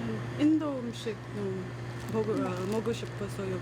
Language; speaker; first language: Korean; non-native, learner; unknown